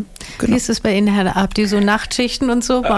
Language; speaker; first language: German; native; German